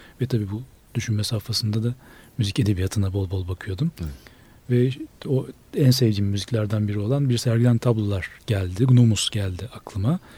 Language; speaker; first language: Turkish; native; Turkish